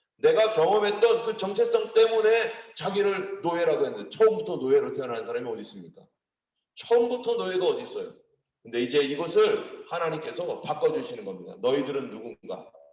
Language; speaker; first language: Korean; native; Korean